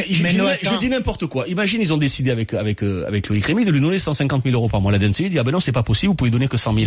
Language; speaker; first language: French; native; French